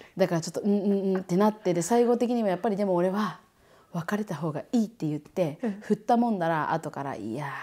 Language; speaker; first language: Japanese; native; Japanese